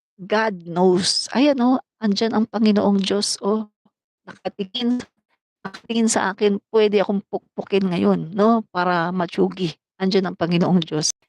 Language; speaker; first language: Filipino; non-native, local second language; Cebuano